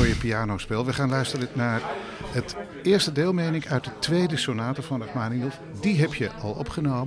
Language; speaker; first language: Dutch; native; Dutch